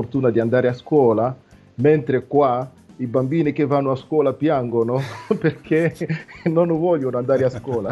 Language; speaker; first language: Italian; non-native, fluent; Nande